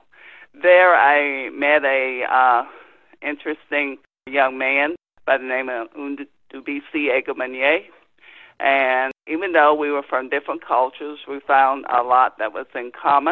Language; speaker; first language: English; native; English